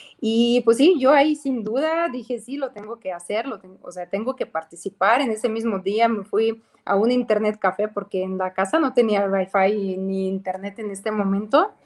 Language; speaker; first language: Spanish; non-native, fluent; Ukrainian